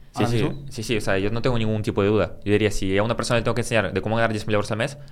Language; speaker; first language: Spanish; early bilingual, other home language; Russian